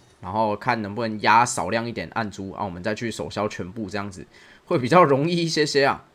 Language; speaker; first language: Chinese; native; Chinese